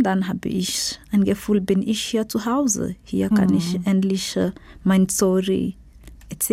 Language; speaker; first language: German; non-native, fluent; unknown